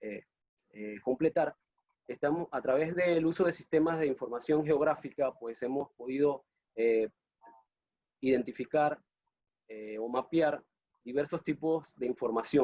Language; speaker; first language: Spanish; native; Spanish